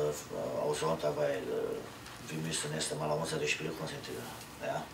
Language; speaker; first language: German; non-native, learner; Romanian